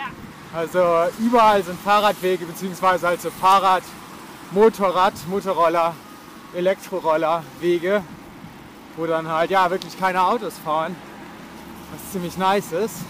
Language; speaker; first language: German; native; German